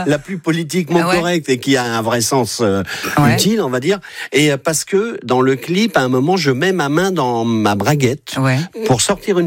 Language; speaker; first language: French; native; French